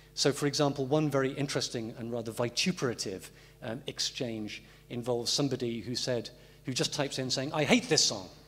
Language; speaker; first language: English; native; English